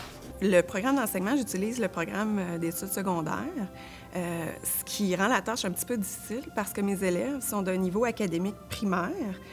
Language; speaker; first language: French; native; French